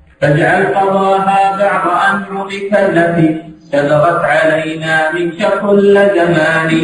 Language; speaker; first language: Arabic; native; Arabic